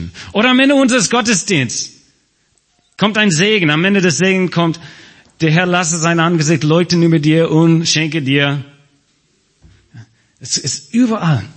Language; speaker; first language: German; non-native, fluent; English